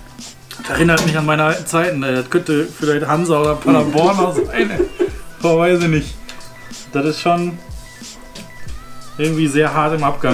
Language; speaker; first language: German; native; German